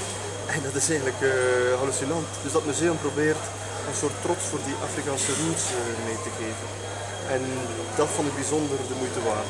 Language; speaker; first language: Dutch; non-native, fluent; French